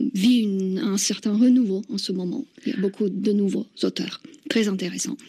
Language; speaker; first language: French; non-native, fluent; Slovak